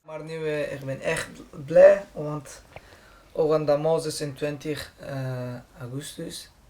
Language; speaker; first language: Dutch; non-native, learner; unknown